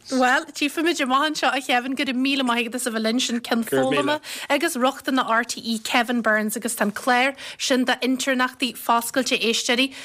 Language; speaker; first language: Irish; native; Irish